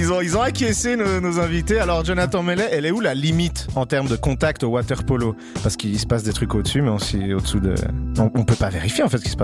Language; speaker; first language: French; native; French